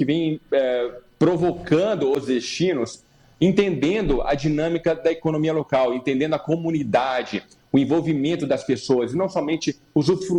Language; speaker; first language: Portuguese; native; Portuguese